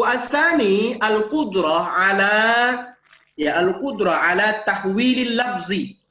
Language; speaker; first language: Arabic; non-native, fluent; Indonesian